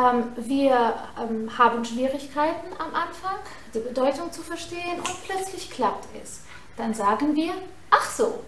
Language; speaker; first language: German; non-native, fluent; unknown